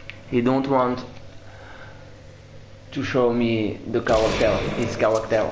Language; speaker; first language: English; non-native, learner; French